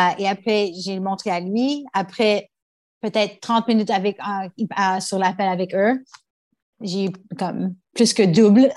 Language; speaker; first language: French; non-native, local second language; English